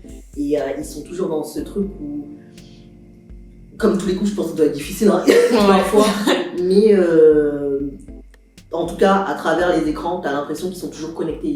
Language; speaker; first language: French; native; French